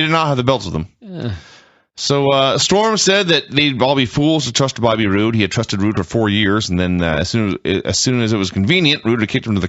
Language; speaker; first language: English; native; English